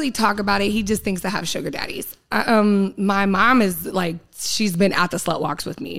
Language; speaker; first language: English; native; English